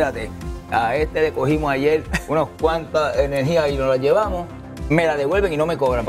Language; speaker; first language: Spanish; native; Spanish